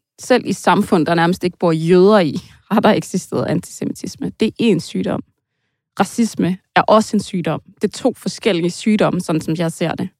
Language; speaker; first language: Danish; native; Danish